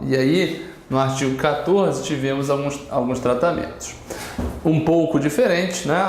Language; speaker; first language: Portuguese; native; Portuguese